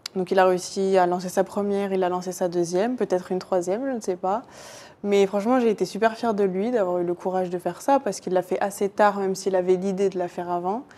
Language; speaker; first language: French; native; French